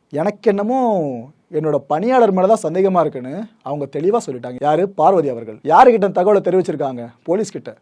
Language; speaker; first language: Tamil; native; Tamil